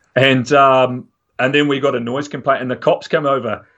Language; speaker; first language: English; native; English